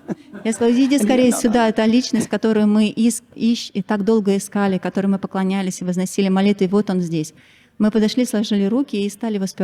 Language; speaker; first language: Russian; native; Russian